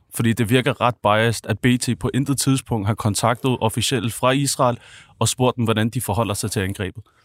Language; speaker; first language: Danish; early bilingual, other home language; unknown